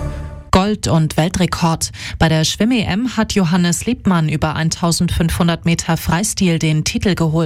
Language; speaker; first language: German; native; German